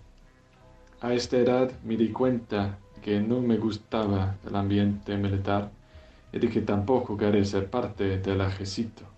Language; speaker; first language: Spanish; non-native, fluent; English